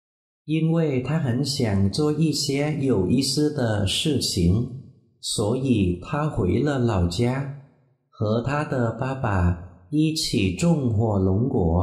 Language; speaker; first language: Chinese; non-native, fluent; Vietnamese